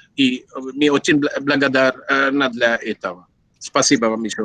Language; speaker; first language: Russian; non-native, learner; Sinhala